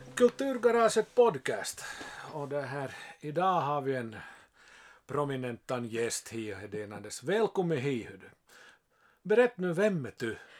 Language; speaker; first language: Swedish; native; Swedish